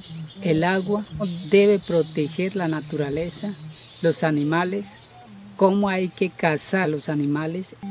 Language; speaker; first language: Spanish; non-native, local second language; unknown